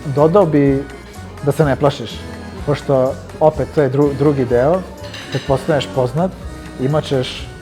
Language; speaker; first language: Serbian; early bilingual, heritage; Serbian